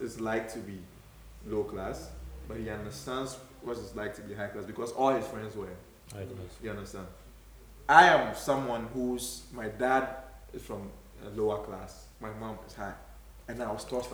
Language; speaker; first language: English; non-native, local second language; Akan